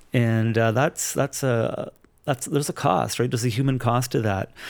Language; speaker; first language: English; native; English